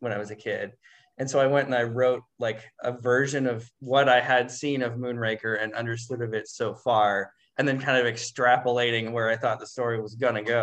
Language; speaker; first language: English; native; English